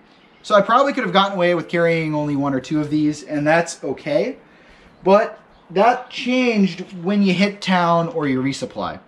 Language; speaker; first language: English; native; English